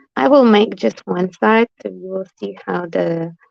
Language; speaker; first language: English; non-native, fluent; Polish